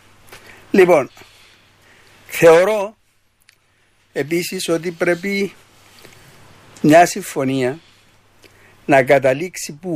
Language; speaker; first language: Greek; native; Greek